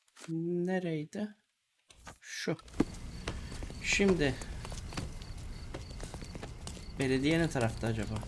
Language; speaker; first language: Turkish; native; Turkish